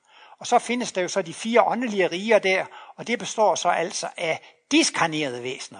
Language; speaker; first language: Danish; native; Danish